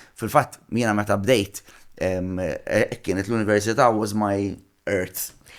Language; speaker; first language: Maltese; native; Maltese